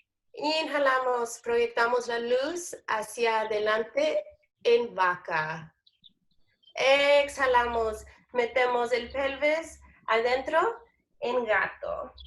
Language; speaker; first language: Spanish; non-native, learner; English